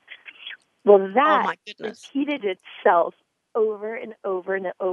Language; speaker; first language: English; native; English